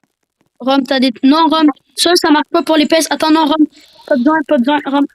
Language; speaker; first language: French; native; French